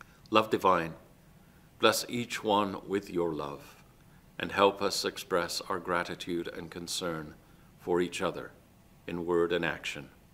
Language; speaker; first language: English; native; English